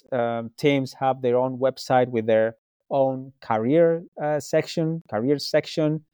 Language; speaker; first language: English; non-native, fluent; Spanish